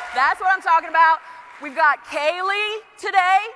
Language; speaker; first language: English; native; English